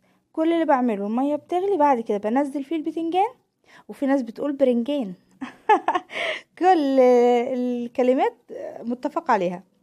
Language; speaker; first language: Arabic; native; Arabic